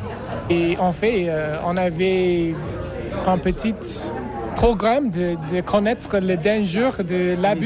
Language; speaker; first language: French; non-native, fluent; English